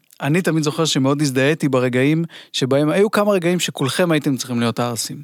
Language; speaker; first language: Hebrew; native; Hebrew